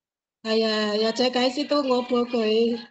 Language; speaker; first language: Cantonese; non-native, learner; Indonesian